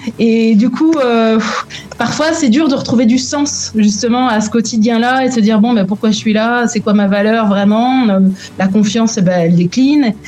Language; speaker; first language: French; native; French